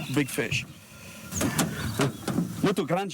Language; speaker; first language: Portuguese; non-native, learner; French